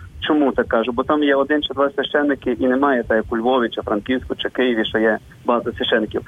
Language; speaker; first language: Ukrainian; native; Ukrainian